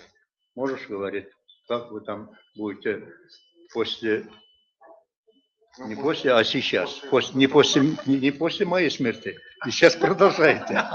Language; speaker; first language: Russian; non-native, local second language; Bashkir